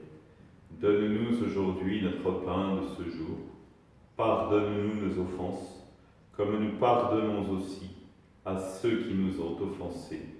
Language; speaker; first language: French; native; French